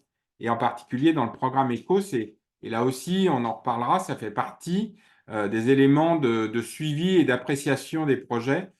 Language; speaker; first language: French; native; French